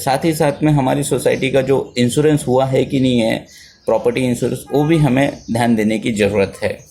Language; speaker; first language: Hindi; native; Hindi